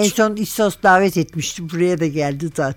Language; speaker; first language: Turkish; native; Turkish